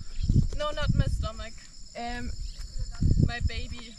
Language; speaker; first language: English; non-native, fluent; German